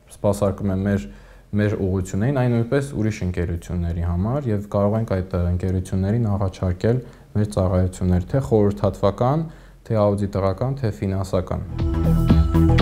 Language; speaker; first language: Armenian; early bilingual, heritage; Armenian